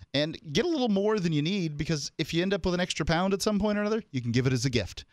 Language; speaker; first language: English; native; English